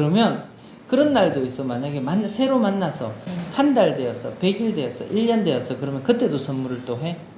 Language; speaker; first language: Korean; non-native, local second language; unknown